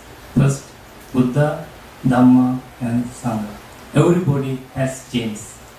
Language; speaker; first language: English; non-native, learner; Sinhala